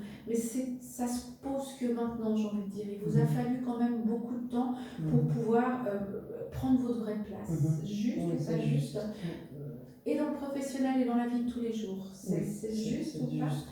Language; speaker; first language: French; native; French